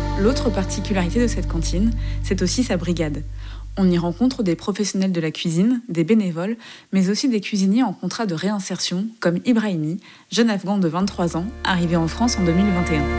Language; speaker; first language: French; native; French